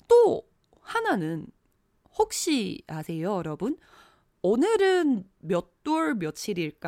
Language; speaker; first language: Korean; non-native, fluent; Chinese